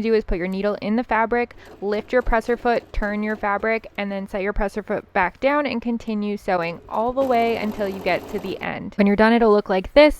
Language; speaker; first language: English; native; English